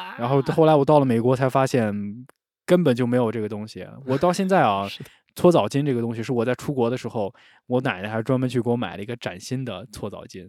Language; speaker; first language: Chinese; native; Chinese